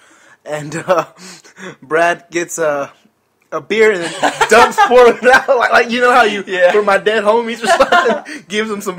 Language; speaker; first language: English; native; English